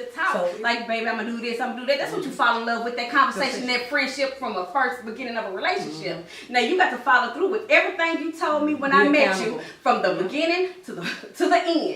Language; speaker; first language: English; native; English